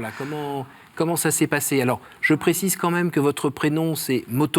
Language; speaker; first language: French; native; French